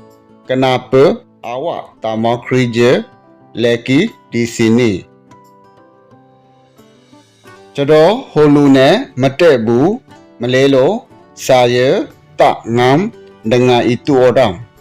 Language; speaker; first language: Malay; non-native, fluent; Burmese